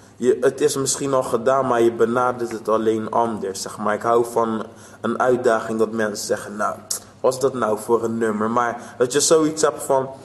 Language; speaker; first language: Dutch; native; Dutch